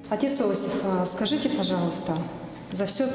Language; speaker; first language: Russian; native; Russian